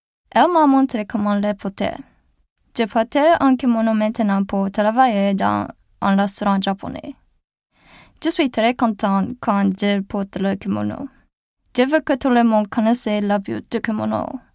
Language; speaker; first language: French; non-native, learner; Japanese